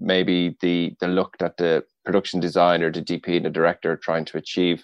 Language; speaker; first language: English; native; English